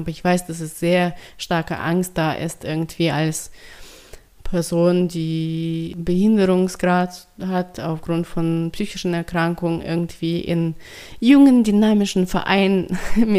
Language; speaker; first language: German; non-native, fluent; Russian